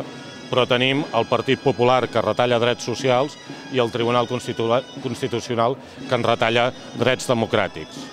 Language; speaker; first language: Catalan; native; Catalan